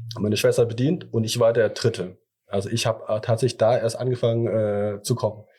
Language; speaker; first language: German; early bilingual, other home language; Thai